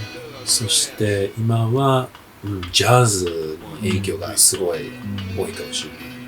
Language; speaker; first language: Japanese; non-native, fluent; English